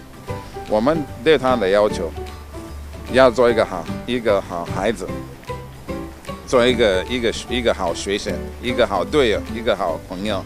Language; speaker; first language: Chinese; non-native, fluent; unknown